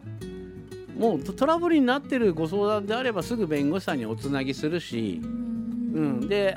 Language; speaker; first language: Japanese; native; Japanese